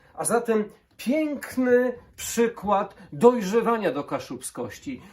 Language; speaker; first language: Polish; native; Polish